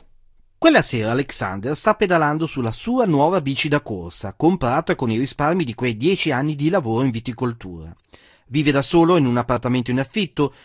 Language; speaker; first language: Italian; native; Italian